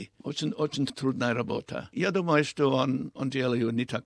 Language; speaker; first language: Russian; non-native, learner; English